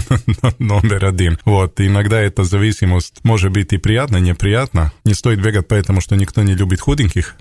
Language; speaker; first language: Russian; non-native, fluent; Serbian